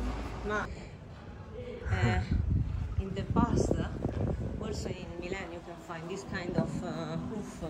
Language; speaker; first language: English; non-native, fluent; Italian